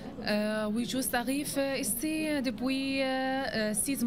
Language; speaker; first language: French; non-native, learner; Arabic